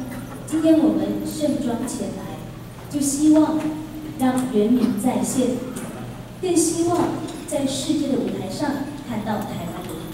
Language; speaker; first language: Chinese; native; Chinese